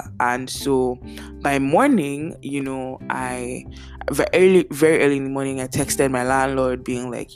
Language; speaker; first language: English; non-native, local second language; Yoruba